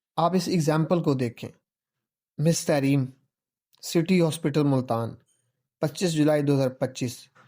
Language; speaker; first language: Urdu; non-native, local second language; Punjabi